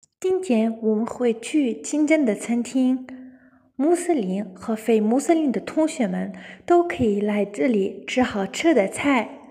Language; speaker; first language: Chinese; non-native, learner; Arabic